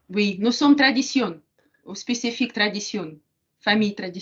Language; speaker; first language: French; non-native, learner; Ukrainian